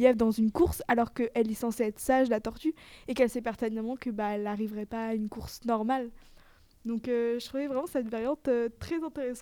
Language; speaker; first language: French; native; French